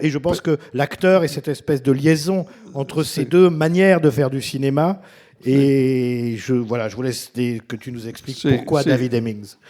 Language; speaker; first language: French; native; French